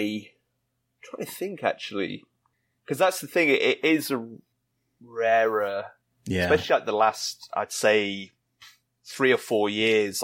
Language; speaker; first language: English; native; English